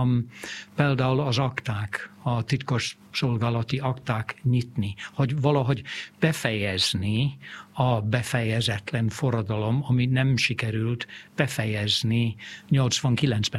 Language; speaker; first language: Hungarian; non-native, fluent; English